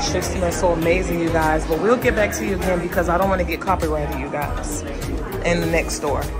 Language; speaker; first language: English; native; English